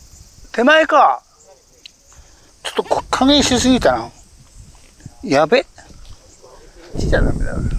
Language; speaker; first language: Japanese; native; Japanese